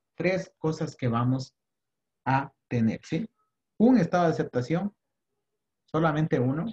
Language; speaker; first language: Spanish; native; Spanish